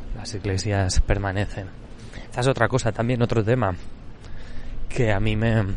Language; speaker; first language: Spanish; non-native, local second language; Catalan